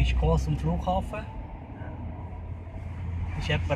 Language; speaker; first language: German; non-native, learner; Kannada